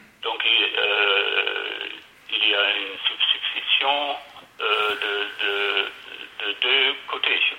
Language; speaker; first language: French; non-native, learner; Dutch